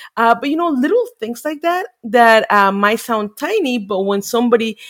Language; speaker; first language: English; non-native, fluent; Spanish